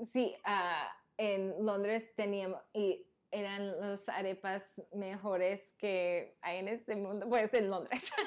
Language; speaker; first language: Spanish; early bilingual, heritage; Spanish